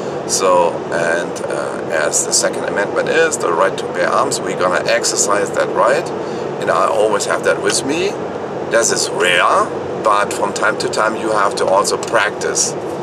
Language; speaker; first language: English; non-native, fluent; German